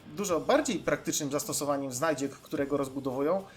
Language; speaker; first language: Polish; native; Polish